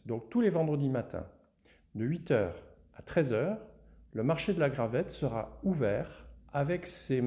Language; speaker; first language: French; native; French